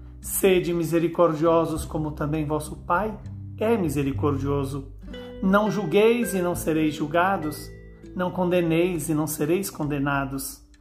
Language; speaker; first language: Portuguese; native; Portuguese